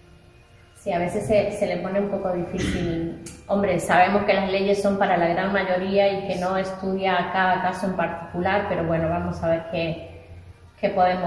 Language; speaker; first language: Spanish; native; Spanish